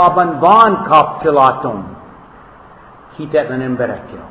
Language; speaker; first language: Hungarian; non-native, fluent; English